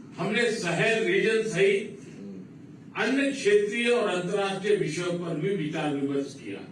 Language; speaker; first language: Hindi; non-native, local second language; Gujarati